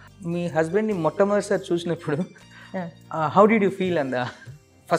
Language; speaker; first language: Telugu; native; Telugu